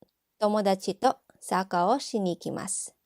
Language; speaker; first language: Japanese; non-native, fluent; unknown